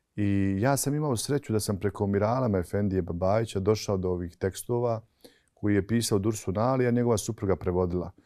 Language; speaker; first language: Bosnian; native; Bosnian